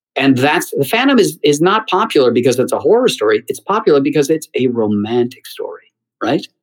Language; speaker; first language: English; native; English